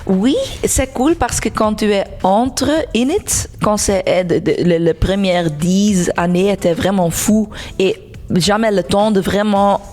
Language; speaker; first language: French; non-native, local second language; Dutch